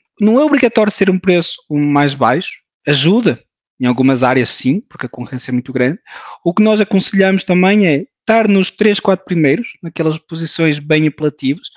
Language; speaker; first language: Portuguese; early bilingual, heritage; Portuguese